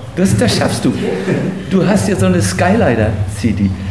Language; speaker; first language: German; native; German